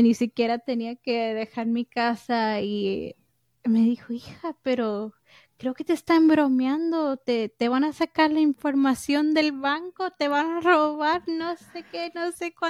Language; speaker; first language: Spanish; early bilingual, heritage; English